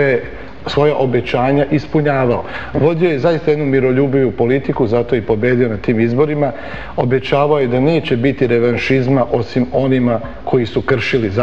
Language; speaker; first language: Serbian; native; Serbian